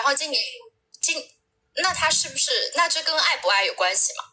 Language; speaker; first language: Chinese; native; Chinese